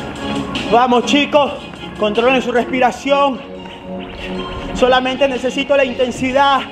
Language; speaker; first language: Spanish; early bilingual, heritage; Spanish